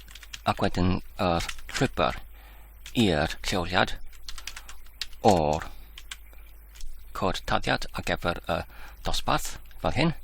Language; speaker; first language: Welsh; non-native, learner; English